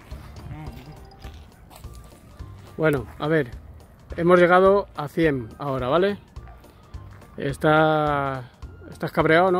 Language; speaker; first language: Spanish; native; Spanish